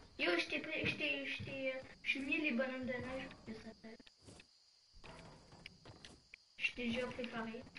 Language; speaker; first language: French; native; French